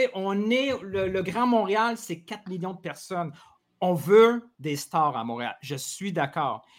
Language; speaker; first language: French; native; French